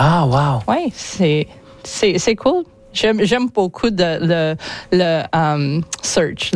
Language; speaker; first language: French; non-native, learner; English